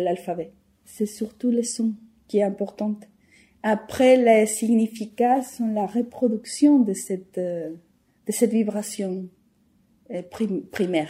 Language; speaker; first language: French; non-native, fluent; Spanish